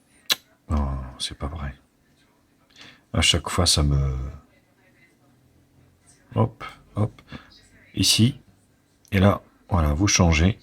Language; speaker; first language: French; native; French